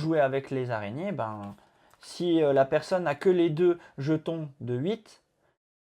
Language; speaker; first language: French; native; French